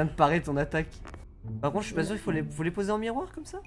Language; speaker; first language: French; native; French